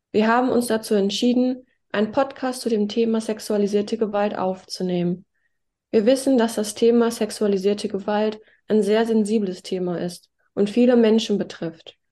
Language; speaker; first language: German; native; German